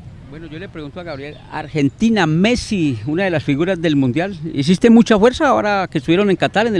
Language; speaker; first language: Spanish; native; Spanish